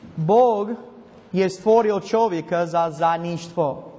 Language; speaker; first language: Croatian; non-native, learner; English